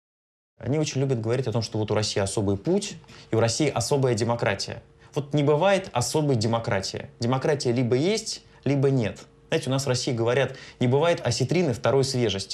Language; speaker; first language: Russian; native; Russian